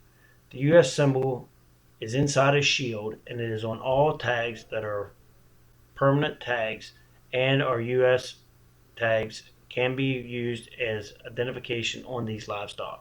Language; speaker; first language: English; native; English